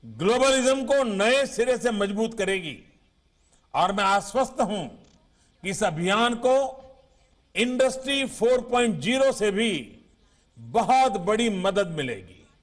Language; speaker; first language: Hindi; native; Hindi